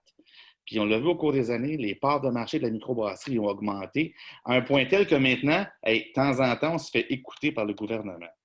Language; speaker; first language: French; native; French